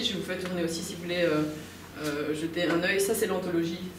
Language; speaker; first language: French; native; French